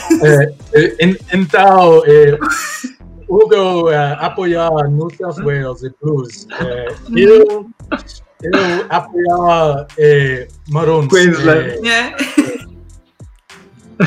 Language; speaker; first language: Portuguese; non-native, learner; English